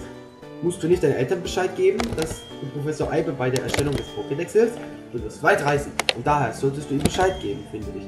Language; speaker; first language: German; native; German